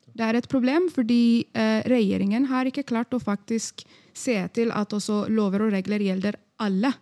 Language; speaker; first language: Norwegian; non-native, fluent; Amharic